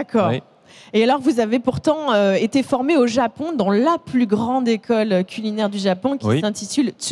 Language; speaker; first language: French; native; French